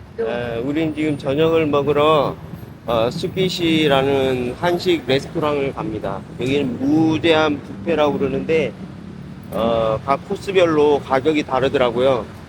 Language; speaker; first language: Korean; native; Korean